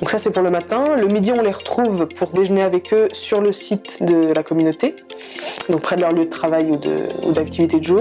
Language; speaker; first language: French; native; French